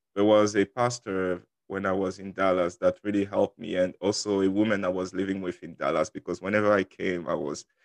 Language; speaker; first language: English; non-native, fluent; French